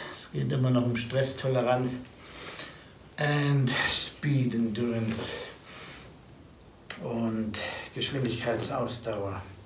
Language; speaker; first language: German; native; German